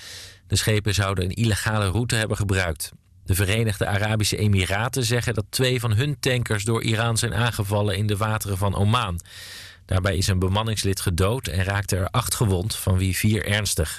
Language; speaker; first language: Dutch; native; Dutch